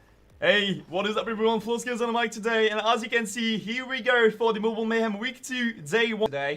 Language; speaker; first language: English; non-native, fluent; French